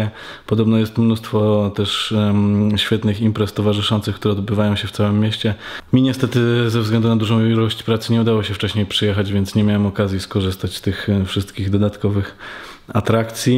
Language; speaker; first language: Polish; native; Polish